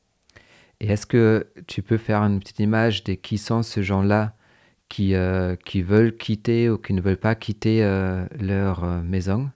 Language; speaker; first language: French; non-native, fluent; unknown